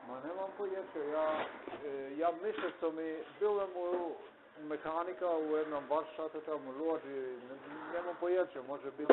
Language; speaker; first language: Polish; non-native, learner; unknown